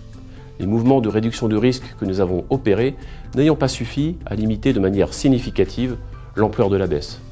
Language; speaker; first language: French; native; French